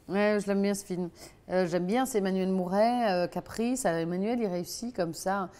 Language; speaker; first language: French; native; French